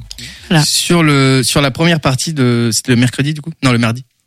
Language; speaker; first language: French; native; French